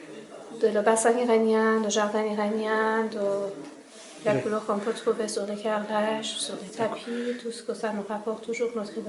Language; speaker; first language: French; non-native, fluent; Persian